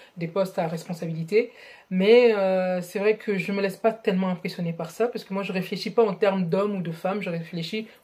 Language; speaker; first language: French; non-native, local second language; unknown